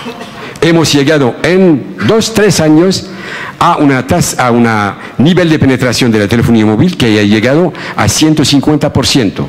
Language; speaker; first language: Spanish; non-native, fluent; Arabic